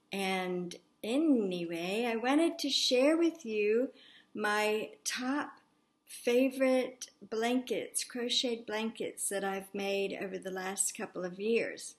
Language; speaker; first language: English; native; English